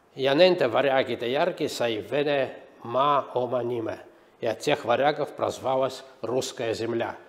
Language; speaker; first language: Estonian; native; Estonian